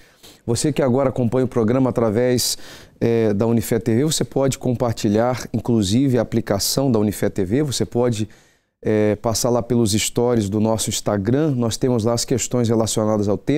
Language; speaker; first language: Portuguese; native; Portuguese